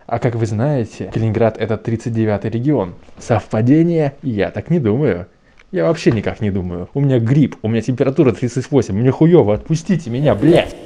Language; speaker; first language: Russian; native; Russian